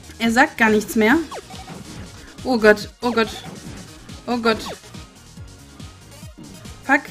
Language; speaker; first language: German; native; German